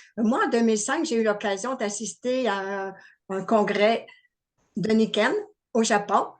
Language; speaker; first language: French; native; French